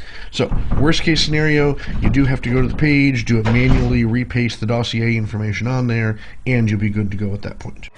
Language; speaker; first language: English; native; English